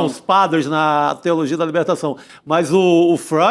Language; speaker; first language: Portuguese; native; Portuguese